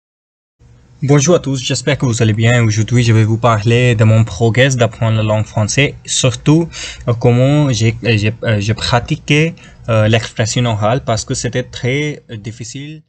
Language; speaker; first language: French; non-native, fluent; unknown